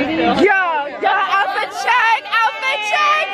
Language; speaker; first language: English; native; English